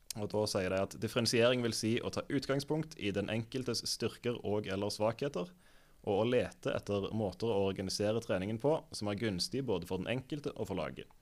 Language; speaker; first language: Norwegian; native; Norwegian